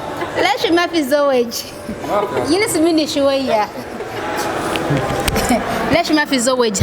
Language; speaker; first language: Arabic; non-native, learner; Ganda